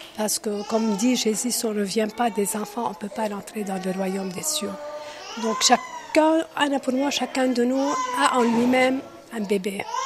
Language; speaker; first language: French; non-native, local second language; Arabic